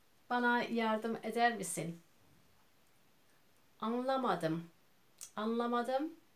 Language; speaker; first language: Turkish; early bilingual, heritage; Turkish